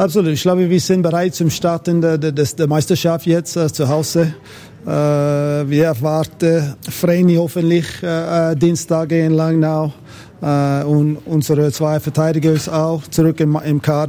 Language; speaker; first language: German; non-native, fluent; English